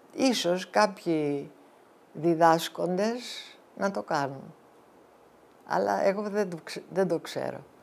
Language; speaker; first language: Greek; early bilingual, heritage; Greek